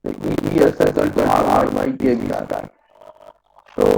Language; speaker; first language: English; non-native, local second language; Bangla